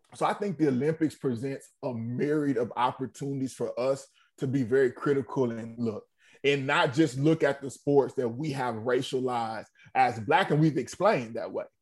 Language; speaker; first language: English; native; English